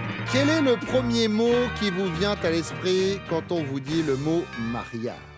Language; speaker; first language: French; native; French